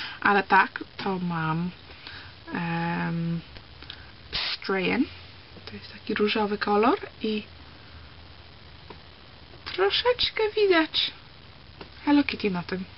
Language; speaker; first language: Polish; early bilingual, heritage; Polish